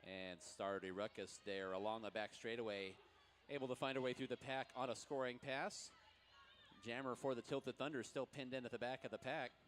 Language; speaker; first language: English; native; English